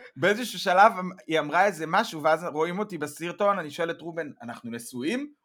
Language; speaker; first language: Hebrew; native; Hebrew